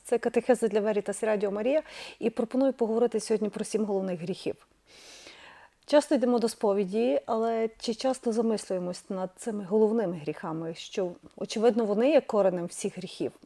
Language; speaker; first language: Ukrainian; native; Ukrainian